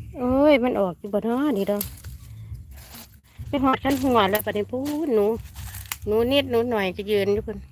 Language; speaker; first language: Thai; non-native, local second language; Lao